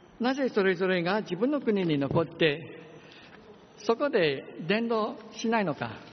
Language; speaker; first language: Japanese; non-native, fluent; English